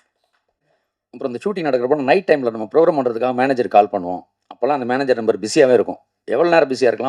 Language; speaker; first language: Tamil; native; Tamil